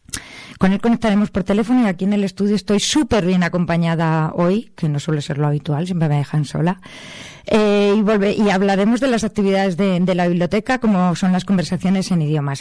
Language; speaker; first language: Spanish; native; Spanish